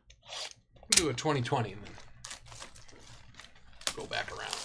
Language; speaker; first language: English; native; English